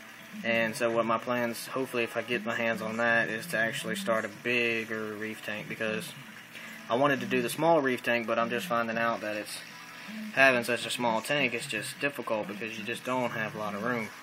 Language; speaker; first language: English; native; English